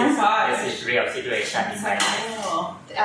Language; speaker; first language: English; non-native, learner; Thai